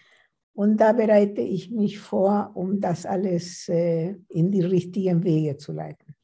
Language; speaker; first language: German; non-native, fluent; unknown